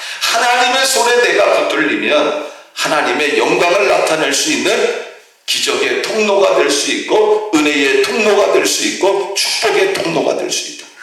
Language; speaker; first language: Korean; native; Korean